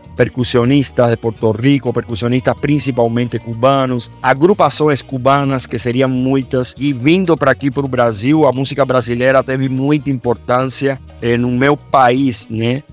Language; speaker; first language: Portuguese; non-native, fluent; Spanish